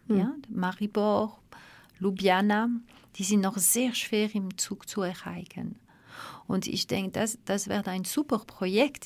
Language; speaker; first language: German; non-native, fluent; French